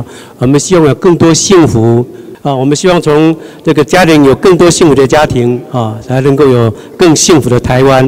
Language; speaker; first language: Chinese; native; Chinese